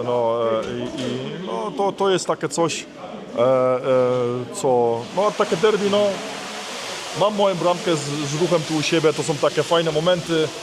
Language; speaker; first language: Polish; early bilingual, heritage; Polish